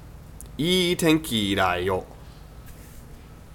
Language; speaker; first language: Japanese; non-native, learner; English